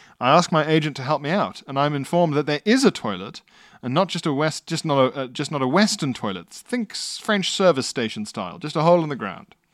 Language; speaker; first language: English; native; English